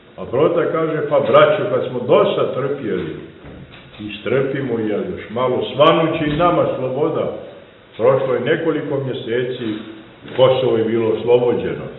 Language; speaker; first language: Serbian; native; Serbian